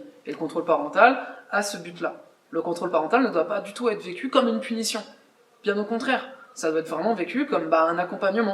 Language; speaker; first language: French; native; French